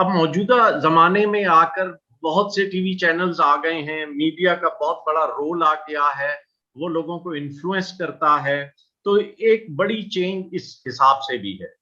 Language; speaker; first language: Urdu; native; Urdu